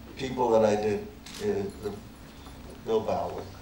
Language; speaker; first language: English; native; English